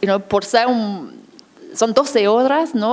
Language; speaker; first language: Spanish; non-native, fluent; English